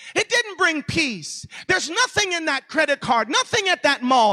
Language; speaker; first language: English; native; English